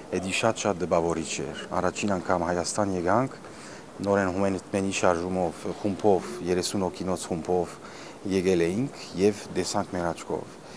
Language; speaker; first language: Armenian; early bilingual, heritage; Armenian